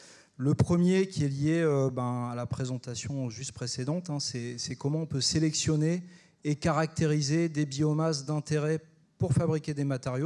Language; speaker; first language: French; native; French